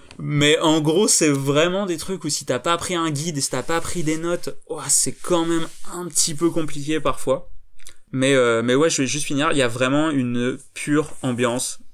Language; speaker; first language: French; native; French